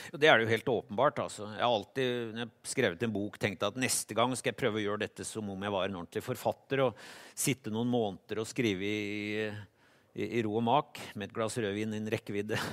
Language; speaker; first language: Norwegian; native; Norwegian